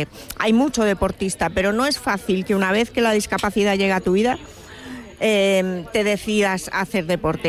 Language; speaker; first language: Spanish; native; Spanish